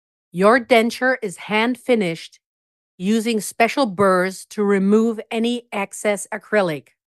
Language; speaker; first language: English; non-native, fluent; German